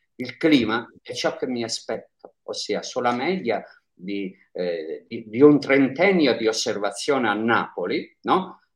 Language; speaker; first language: Italian; native; Italian